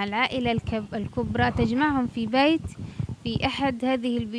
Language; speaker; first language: Arabic; native; Arabic